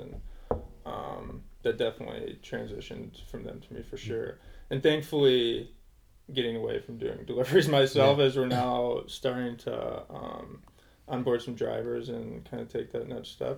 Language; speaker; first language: English; native; English